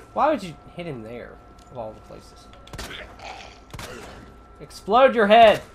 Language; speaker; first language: English; native; English